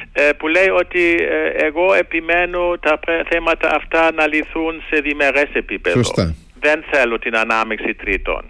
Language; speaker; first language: Greek; non-native, fluent; German